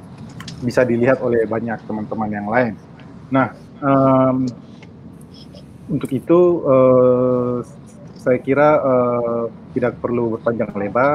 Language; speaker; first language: Indonesian; native; Indonesian